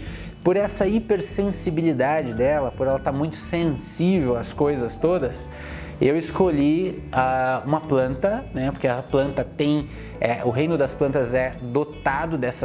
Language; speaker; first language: Portuguese; native; Portuguese